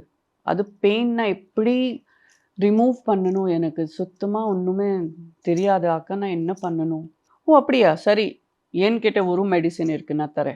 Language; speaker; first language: Tamil; non-native, local second language; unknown